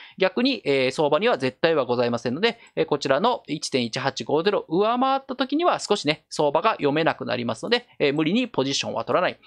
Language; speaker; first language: Japanese; native; Japanese